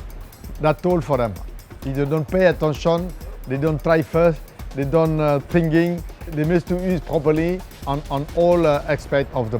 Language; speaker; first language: English; non-native, fluent; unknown